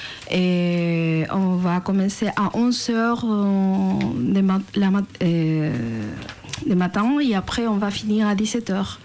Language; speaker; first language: French; non-native, learner; Spanish